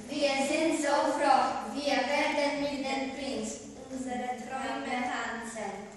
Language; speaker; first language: German; non-native, learner; Polish